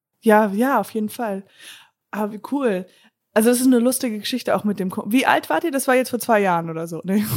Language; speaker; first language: German; non-native, fluent; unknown